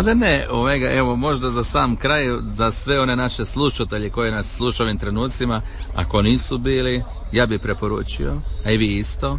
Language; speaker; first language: Serbian; native; Serbian